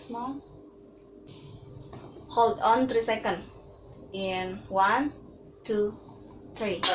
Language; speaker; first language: English; non-native, learner; Indonesian